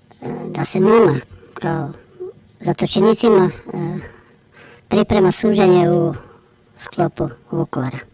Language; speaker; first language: Croatian; native; Croatian